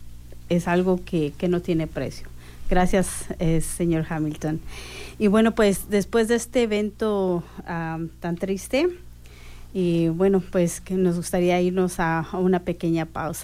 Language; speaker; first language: Spanish; native; Spanish